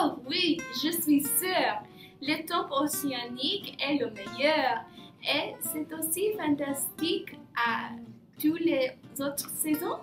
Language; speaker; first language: French; non-native, learner; English